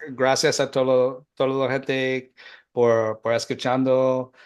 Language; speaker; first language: Spanish; non-native, learner; English